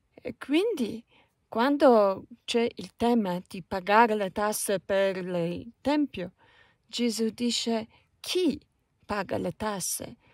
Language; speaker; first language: Italian; non-native, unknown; Polish